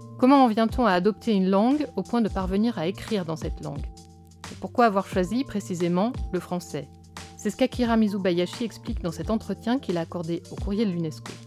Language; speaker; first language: French; native; French